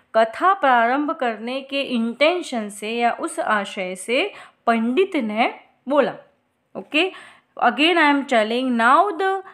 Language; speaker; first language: Hindi; non-native, local second language; Gujarati